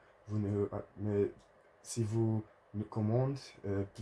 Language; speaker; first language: French; non-native, learner; Dutch